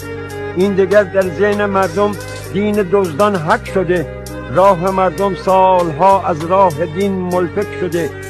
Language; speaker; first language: Persian; native; Persian